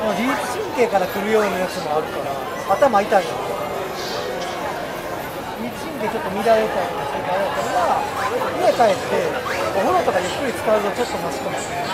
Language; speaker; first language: Japanese; native; Japanese